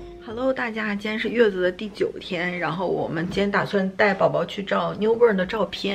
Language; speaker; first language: Chinese; native; Chinese